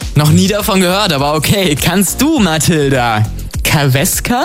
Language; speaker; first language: German; native; German